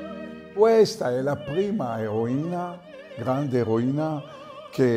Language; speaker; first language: Italian; non-native, fluent; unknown